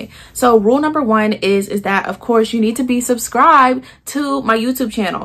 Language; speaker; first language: English; native; English